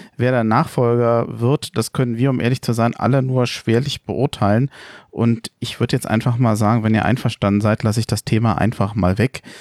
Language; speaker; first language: German; native; German